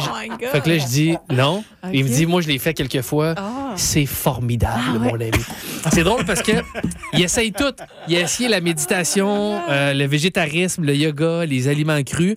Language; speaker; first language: French; native; French